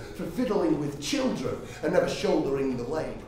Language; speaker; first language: English; native; English